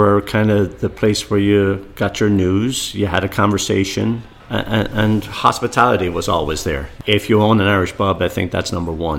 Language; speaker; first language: English; native; English